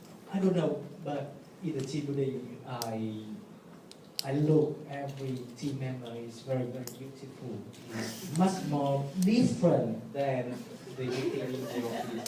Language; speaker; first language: English; non-native, learner; Vietnamese